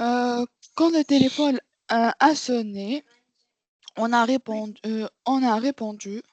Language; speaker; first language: French; non-native, learner; Arabic